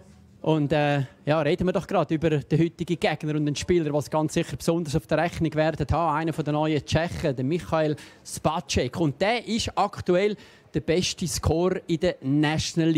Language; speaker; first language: German; native; German